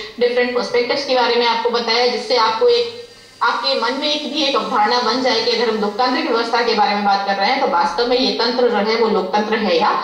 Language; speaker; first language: Hindi; native; Hindi